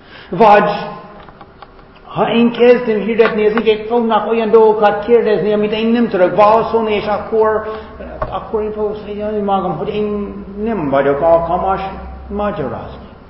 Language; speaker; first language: Hungarian; non-native, fluent; English